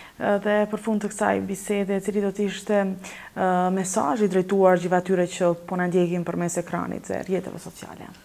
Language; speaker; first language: Albanian; native; Albanian